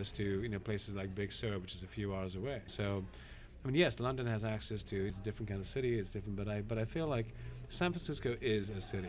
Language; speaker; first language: English; non-native, local second language; Hindi